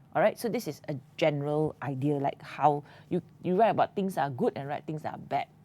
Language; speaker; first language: English; non-native, local second language; Malay